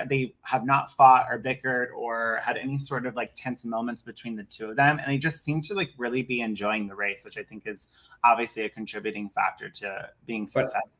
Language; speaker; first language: English; native; English